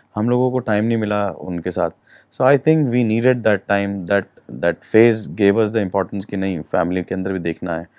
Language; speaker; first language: Hindi; native; Hindi